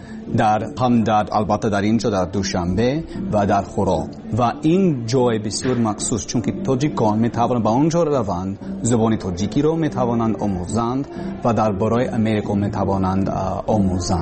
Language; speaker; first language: Persian; non-native, learner; English